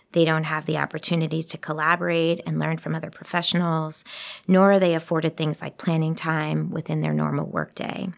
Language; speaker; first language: English; early bilingual, other home language; Spanish